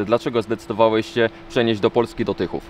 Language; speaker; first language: Polish; native; Polish